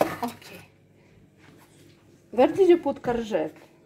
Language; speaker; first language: English; non-native, learner; Russian